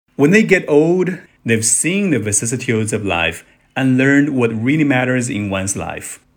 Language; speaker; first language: English; non-native, fluent; Chinese